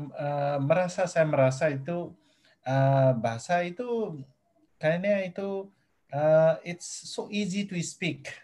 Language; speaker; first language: Indonesian; non-native, fluent; Nepali